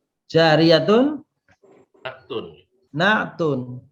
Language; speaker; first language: Arabic; non-native, fluent; Indonesian